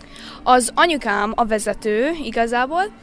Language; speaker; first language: Hungarian; early bilingual, heritage; Hungarian